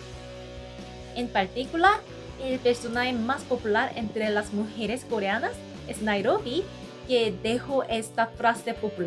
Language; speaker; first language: Spanish; non-native, fluent; Korean